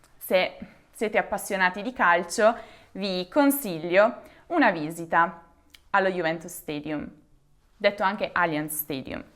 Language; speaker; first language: Italian; native; Italian